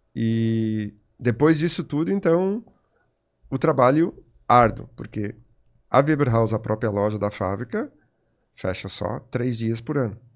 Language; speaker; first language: Portuguese; non-native, local second language; German